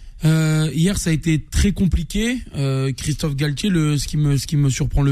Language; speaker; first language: French; native; French